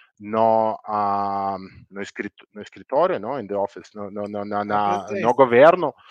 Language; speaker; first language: Portuguese; non-native, learner; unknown